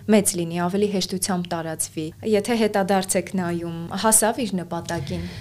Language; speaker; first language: Armenian; native; Armenian